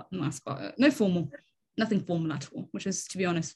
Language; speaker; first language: English; native; English